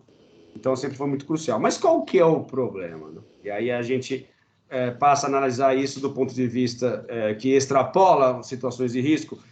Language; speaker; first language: Portuguese; native; Portuguese